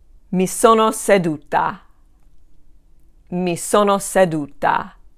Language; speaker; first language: Italian; non-native, fluent; English